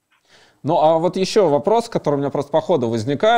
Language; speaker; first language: Russian; native; Russian